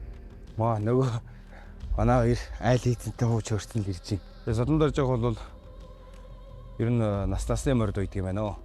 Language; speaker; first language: Mongolian; native; Mongolian